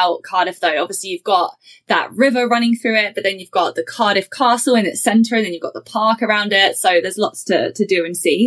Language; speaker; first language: English; native; English